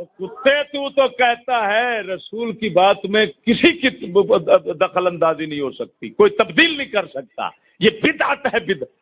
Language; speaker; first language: Urdu; non-native, local second language; Punjabi